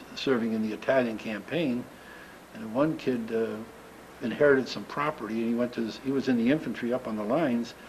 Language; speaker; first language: English; native; English